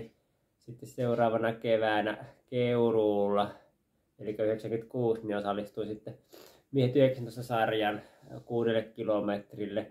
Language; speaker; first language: Finnish; native; Finnish